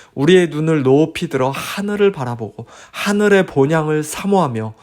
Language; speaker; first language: Korean; native; Korean